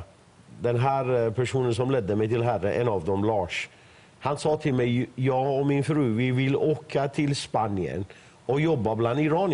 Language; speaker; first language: Swedish; non-native, fluent; Persian